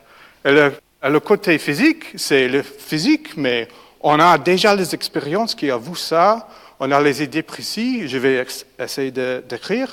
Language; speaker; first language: French; non-native, fluent; English